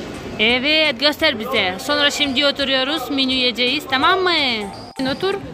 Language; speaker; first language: Turkish; non-native, learner; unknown